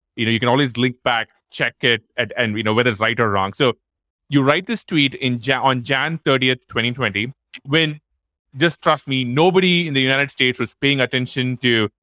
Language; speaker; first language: English; non-native, local second language; Tamil